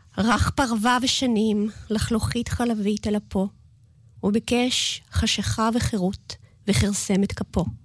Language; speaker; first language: Hebrew; early bilingual, other home language; Russian